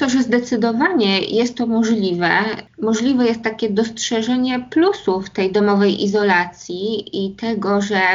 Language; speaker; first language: Polish; native; Polish